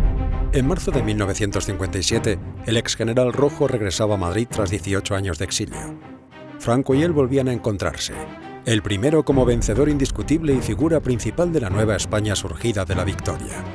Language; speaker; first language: Spanish; native; Spanish